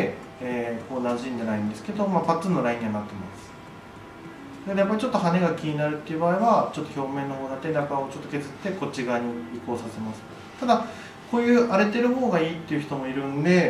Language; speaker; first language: Japanese; native; Japanese